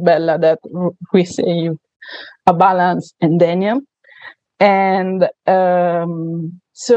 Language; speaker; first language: English; non-native, fluent; Italian